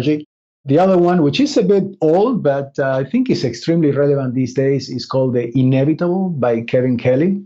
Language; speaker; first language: English; non-native, fluent; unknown